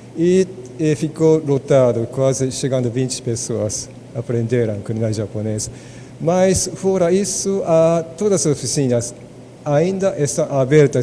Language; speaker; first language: Portuguese; non-native, fluent; Japanese